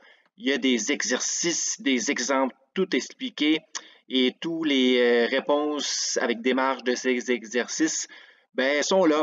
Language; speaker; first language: French; native; French